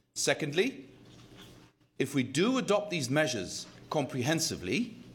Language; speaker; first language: English; non-native, fluent; Dutch